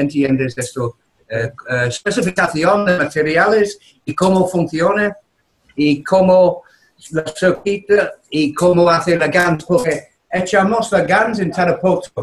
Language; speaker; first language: Spanish; non-native, learner; English